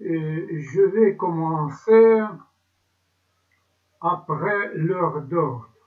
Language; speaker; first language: French; non-native, learner; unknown